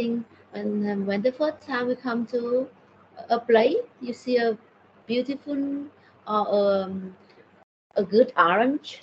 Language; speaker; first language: English; non-native, learner; Thai